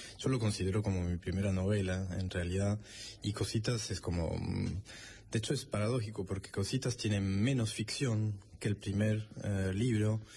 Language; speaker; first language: Spanish; non-native, fluent; French